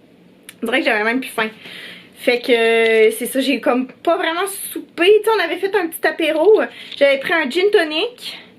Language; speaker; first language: French; native; French